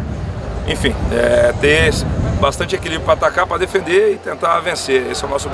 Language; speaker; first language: Portuguese; native; Portuguese